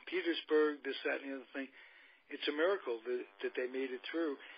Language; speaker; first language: English; native; English